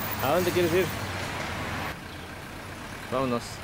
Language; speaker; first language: Spanish; native; Spanish